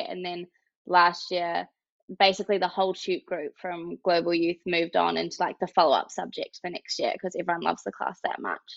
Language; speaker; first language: English; native; English